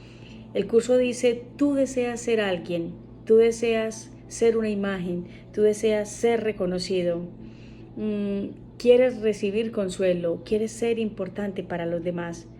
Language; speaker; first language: Spanish; native; Spanish